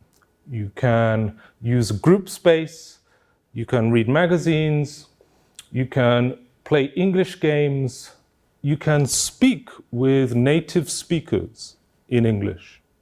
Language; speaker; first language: English; non-native, fluent; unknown